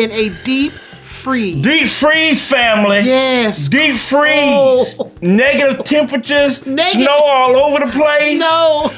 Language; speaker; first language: English; native; English